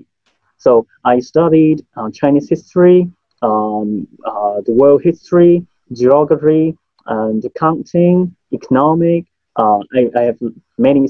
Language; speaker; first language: English; non-native, local second language; Cantonese